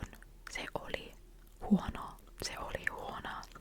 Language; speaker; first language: Finnish; non-native, learner; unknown